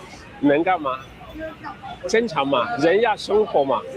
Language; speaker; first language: Chinese; non-native, learner; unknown